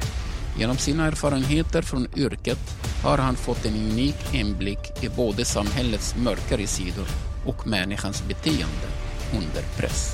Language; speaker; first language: Swedish; non-native, local second language; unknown